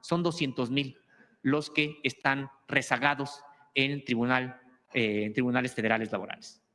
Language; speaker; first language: Spanish; native; Spanish